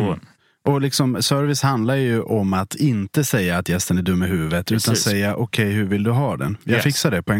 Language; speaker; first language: Swedish; native; Swedish